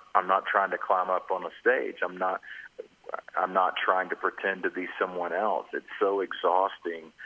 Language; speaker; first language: English; native; English